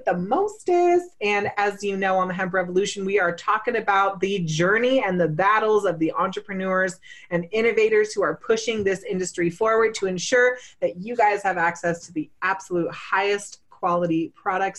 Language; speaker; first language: English; native; English